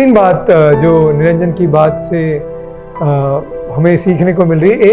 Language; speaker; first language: Hindi; native; Hindi